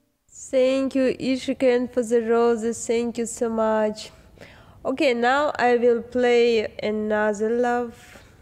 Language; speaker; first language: English; non-native, learner; Belarusian